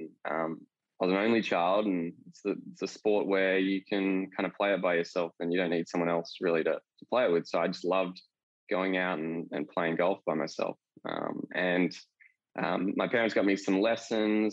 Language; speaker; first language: English; native; English